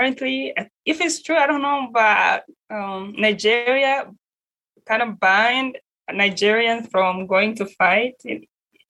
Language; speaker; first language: English; non-native, local second language; Kinyarwanda